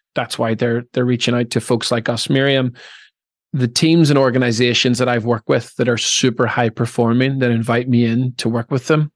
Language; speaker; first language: English; native; English